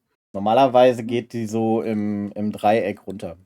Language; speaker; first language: German; native; German